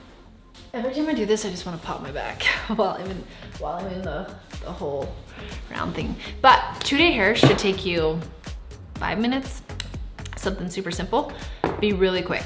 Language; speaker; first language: English; native; English